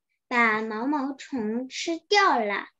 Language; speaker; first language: Chinese; early bilingual, heritage; Chinese